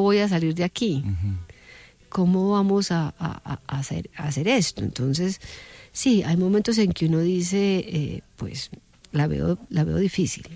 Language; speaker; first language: Spanish; native; Spanish